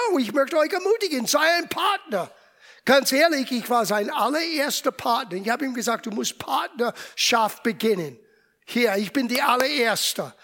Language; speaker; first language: German; non-native, fluent; English